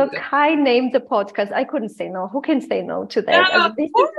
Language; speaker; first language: English; non-native, fluent; Croatian